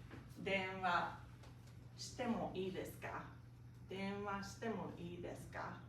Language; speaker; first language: Japanese; non-native, fluent; English